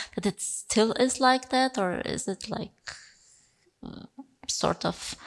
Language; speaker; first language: English; non-native, fluent; Bulgarian